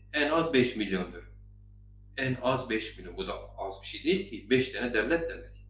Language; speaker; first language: Turkish; non-native, local second language; Zaza